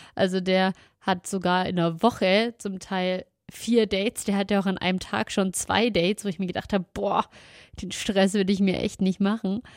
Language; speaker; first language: German; native; German